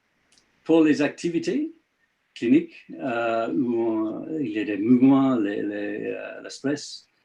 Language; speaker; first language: French; non-native, learner; English